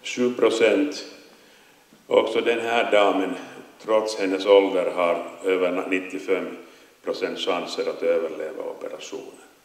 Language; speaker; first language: Swedish; non-native, local second language; Finnish